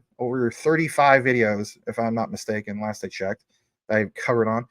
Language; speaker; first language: English; native; English